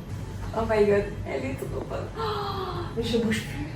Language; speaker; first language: French; native; French